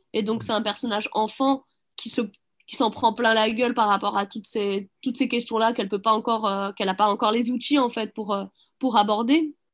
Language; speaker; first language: French; early bilingual, other home language; Arabic